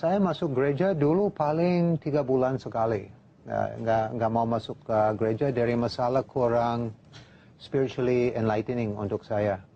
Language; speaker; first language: Indonesian; non-native, learner; English